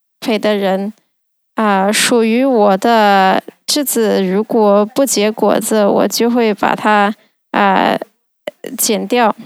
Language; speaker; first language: Chinese; non-native, fluent; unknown